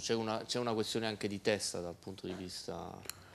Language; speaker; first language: Italian; native; Italian